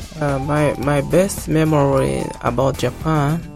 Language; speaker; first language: English; non-native, local second language; Portuguese